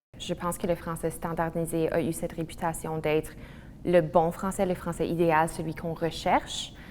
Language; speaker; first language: French; native; French